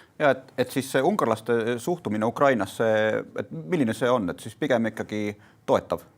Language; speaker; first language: Estonian; native; Estonian